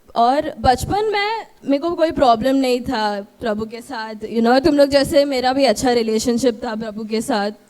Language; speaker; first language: Hindi; non-native, local second language; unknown